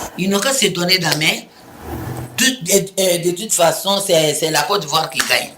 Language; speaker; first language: French; non-native, local second language; Mandingo